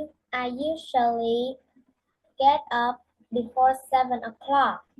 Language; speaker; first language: English; non-native, learner; Vietnamese